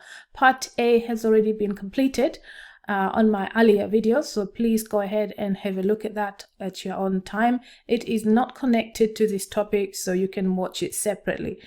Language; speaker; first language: English; non-native, local second language; Swahili